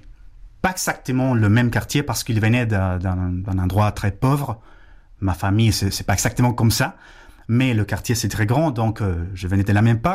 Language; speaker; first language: French; non-native, fluent; Spanish